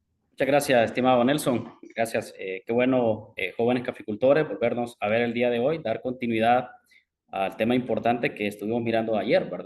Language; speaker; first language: Spanish; native; Spanish